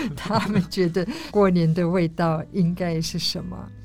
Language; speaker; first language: Chinese; non-native, fluent; German